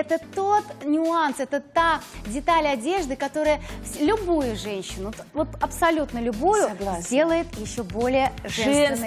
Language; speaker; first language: Russian; native; Russian